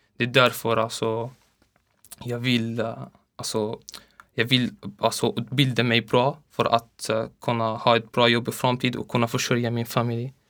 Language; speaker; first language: Swedish; non-native, learner; Arabic